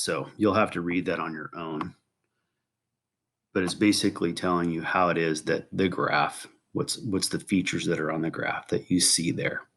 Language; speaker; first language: English; native; English